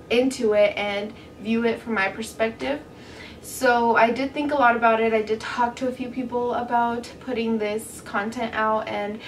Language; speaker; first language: English; native; English